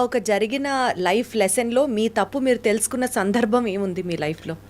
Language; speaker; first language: Telugu; native; Telugu